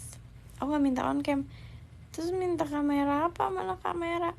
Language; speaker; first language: Indonesian; native; Indonesian